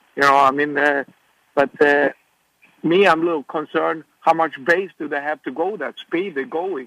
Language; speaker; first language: English; non-native, fluent; Swedish